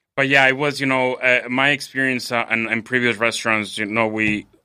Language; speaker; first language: English; non-native, fluent; Spanish